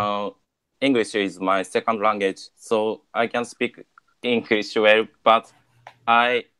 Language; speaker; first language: English; non-native, learner; Japanese